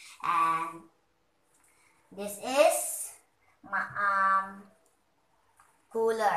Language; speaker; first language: English; non-native, learner; Indonesian